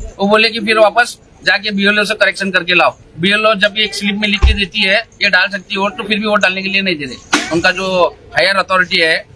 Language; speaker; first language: Hindi; native; Hindi